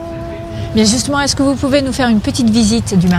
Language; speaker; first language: French; native; French